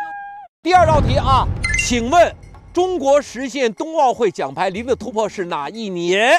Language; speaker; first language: Chinese; native; Chinese